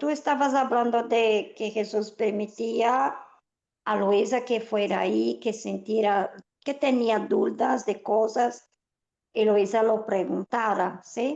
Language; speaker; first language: Spanish; non-native, fluent; Portuguese